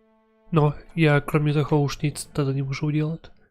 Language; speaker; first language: Czech; non-native, learner; Ukrainian